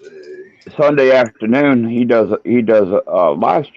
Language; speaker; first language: English; native; English